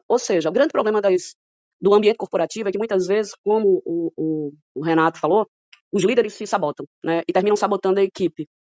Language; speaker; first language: Portuguese; native; Portuguese